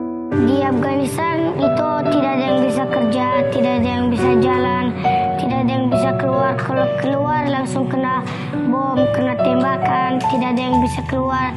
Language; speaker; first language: Indonesian; early bilingual, other home language; Persian